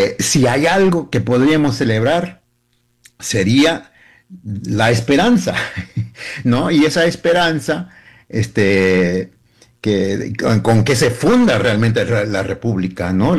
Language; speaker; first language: Spanish; early bilingual, heritage; Spanish